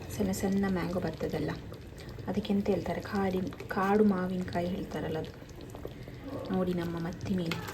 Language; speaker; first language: Kannada; native; Kannada